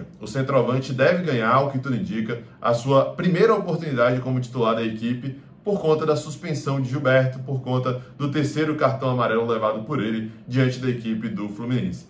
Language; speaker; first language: Portuguese; native; Portuguese